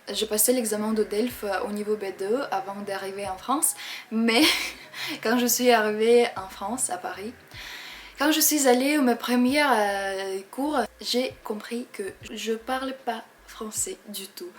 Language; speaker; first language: French; non-native, fluent; Russian